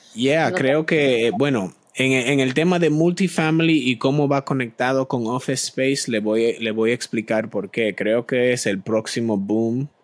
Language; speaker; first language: Spanish; native; Spanish